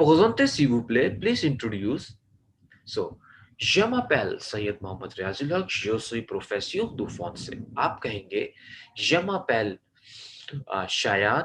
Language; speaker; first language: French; non-native, fluent; Urdu